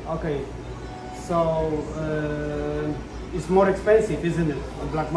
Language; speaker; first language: English; non-native, learner; Polish